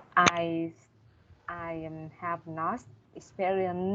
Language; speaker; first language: English; non-native, learner; Vietnamese